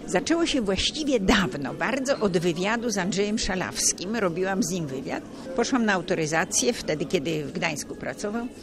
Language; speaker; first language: Polish; native; Polish